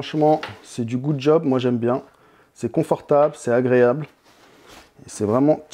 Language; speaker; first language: French; native; French